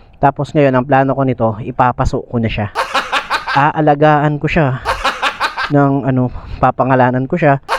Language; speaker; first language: Filipino; non-native, local second language; Masbatenyo